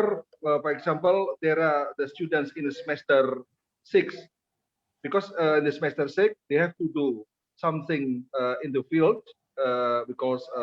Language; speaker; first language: English; non-native, fluent; Indonesian